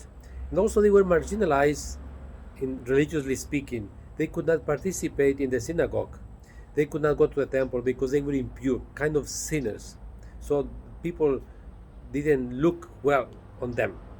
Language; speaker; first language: English; non-native, fluent; Spanish